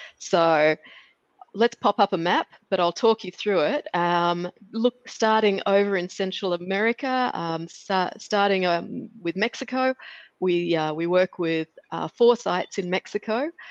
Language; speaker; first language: English; native; English